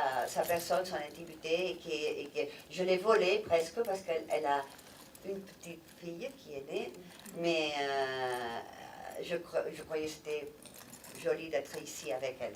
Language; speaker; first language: French; non-native, fluent; Catalan